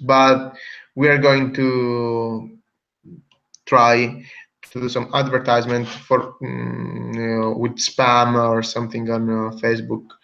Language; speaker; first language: English; non-native, fluent; Italian